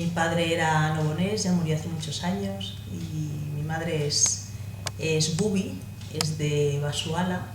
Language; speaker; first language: Spanish; native; Spanish